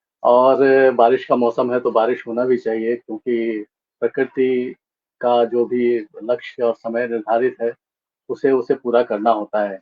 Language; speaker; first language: Hindi; native; Hindi